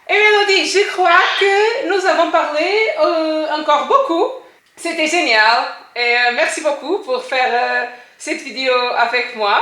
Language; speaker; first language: French; non-native, learner; Portuguese